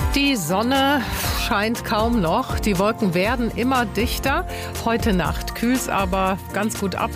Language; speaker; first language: German; native; German